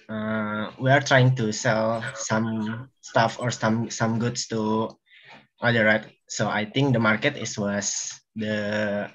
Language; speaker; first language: English; non-native, learner; Indonesian